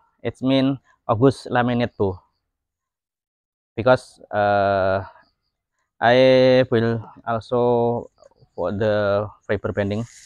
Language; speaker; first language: English; non-native, learner; Indonesian